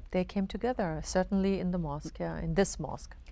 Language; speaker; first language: English; non-native, fluent; Arabic